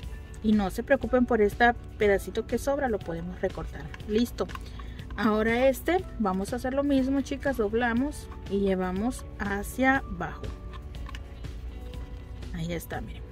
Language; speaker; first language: Spanish; native; Spanish